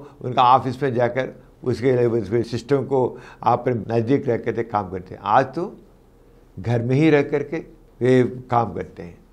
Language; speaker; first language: Hindi; non-native, local second language; Telugu